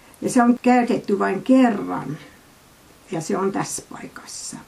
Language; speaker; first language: Finnish; non-native, fluent; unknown